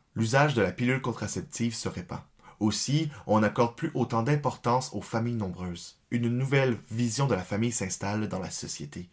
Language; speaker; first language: French; native; French